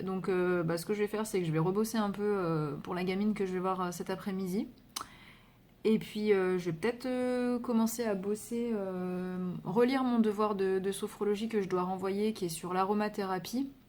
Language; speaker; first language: French; native; French